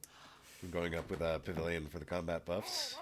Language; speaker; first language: English; native; English